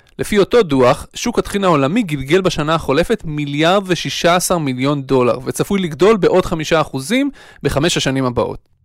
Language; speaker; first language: Hebrew; native; Hebrew